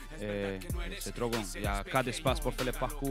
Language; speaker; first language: French; non-native, learner; Spanish